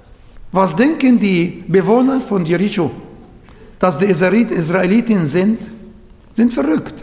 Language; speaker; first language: German; non-native, fluent; Arabic